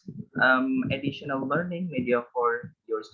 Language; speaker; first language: English; non-native, learner; Indonesian